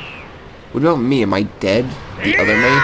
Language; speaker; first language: English; native; English